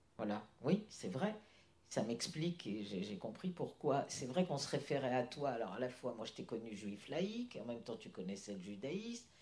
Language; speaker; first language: French; native; French